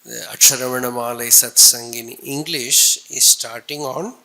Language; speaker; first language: English; non-native, local second language; Tamil